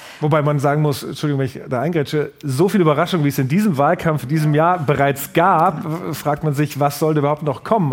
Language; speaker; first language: German; native; German